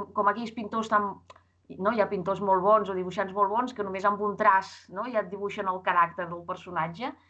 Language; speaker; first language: Catalan; non-native, fluent; Russian